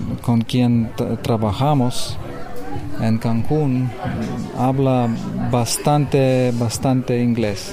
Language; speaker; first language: Spanish; non-native, learner; Lithuanian